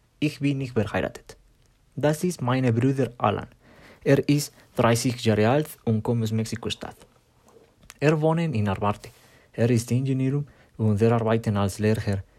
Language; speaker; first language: German; non-native, learner; Spanish